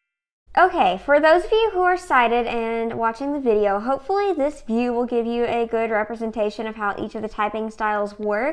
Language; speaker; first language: English; native; English